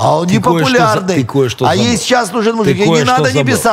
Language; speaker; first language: Russian; native; Russian